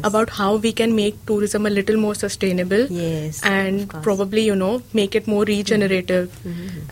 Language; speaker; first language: English; non-native, local second language; Marathi